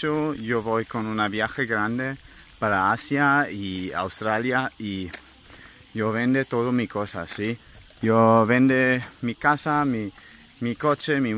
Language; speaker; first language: Spanish; non-native, learner; German